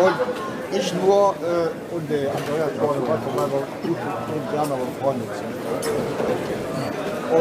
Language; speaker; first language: German; native; German